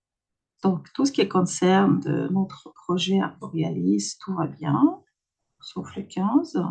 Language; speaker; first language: French; non-native, fluent; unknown